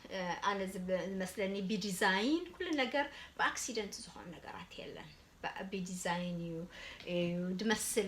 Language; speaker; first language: Tigrinya; early bilingual, heritage; Tigrinya